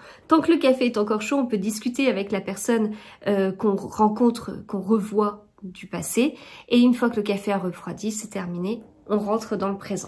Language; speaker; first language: French; native; French